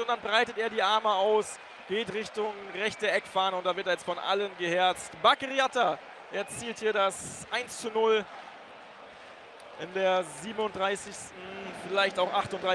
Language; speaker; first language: German; native; German